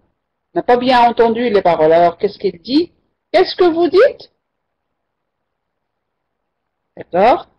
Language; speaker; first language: French; non-native, fluent; Arabic